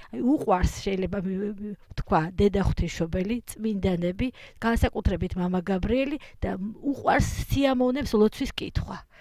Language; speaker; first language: Georgian; native; Georgian